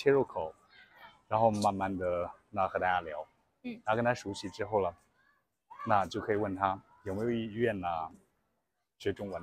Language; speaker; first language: Chinese; native; Chinese